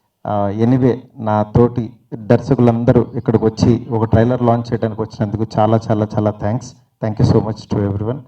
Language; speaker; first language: Telugu; native; Telugu